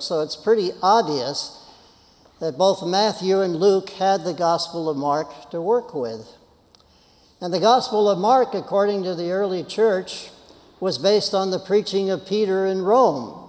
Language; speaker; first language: English; native; English